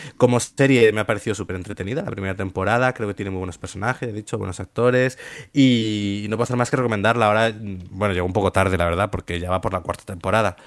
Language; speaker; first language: Spanish; native; Spanish